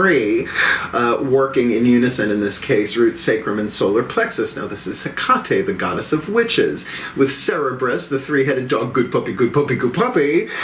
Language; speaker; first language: English; native; English